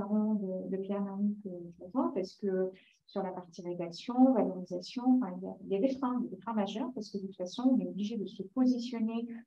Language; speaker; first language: French; native; French